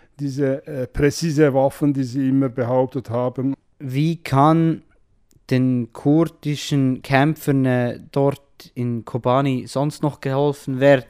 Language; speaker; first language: German; non-native, fluent; Kurdish